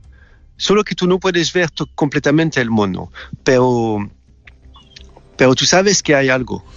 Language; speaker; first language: Spanish; non-native, fluent; French